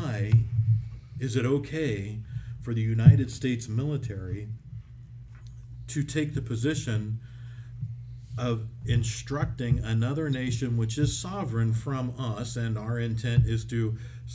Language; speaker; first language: English; native; English